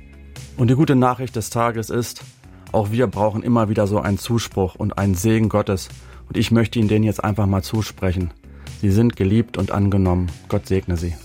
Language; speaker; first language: German; native; German